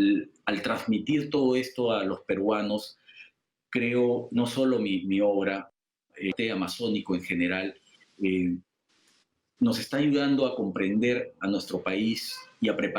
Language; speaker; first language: Spanish; native; Spanish